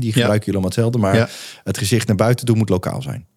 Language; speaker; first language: Dutch; native; Dutch